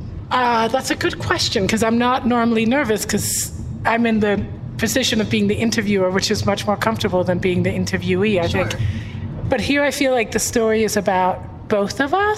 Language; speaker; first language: English; non-native, fluent; Danish